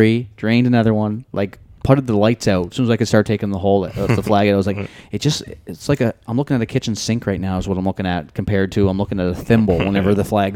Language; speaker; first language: English; native; English